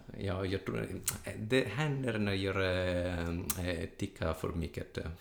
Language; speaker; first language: Swedish; non-native, learner; Italian